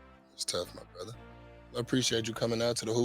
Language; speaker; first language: English; native; English